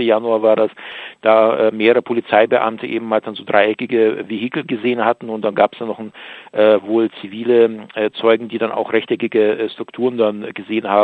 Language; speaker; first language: German; native; German